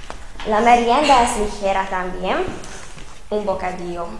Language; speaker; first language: Spanish; non-native, fluent; Hungarian